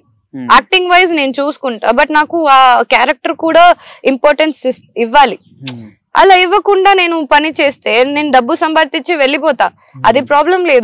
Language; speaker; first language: Telugu; non-native, local second language; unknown